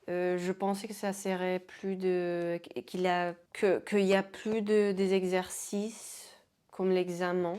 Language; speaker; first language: French; non-native, fluent; Spanish